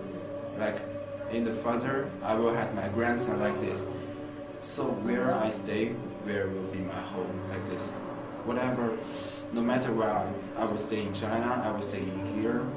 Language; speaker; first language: English; non-native, fluent; Chinese